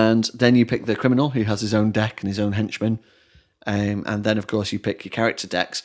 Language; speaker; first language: English; native; English